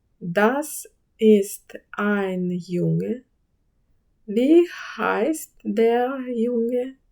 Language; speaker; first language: German; non-native, fluent; Ukrainian